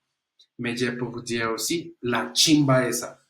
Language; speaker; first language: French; non-native, learner; Spanish